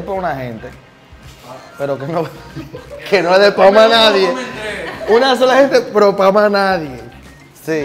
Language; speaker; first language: Spanish; native; Spanish